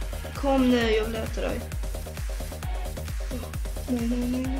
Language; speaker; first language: Swedish; early bilingual, other home language; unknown